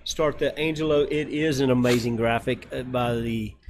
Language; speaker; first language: English; native; English